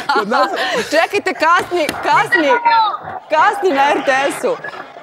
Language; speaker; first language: Serbian; native; Serbian